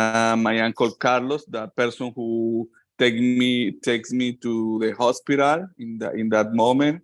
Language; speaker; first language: English; non-native, learner; Spanish